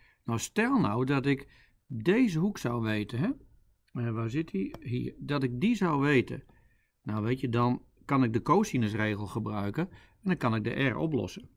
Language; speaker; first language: Dutch; native; Dutch